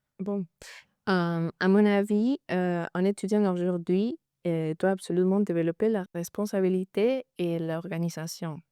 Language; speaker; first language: French; non-native, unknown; Spanish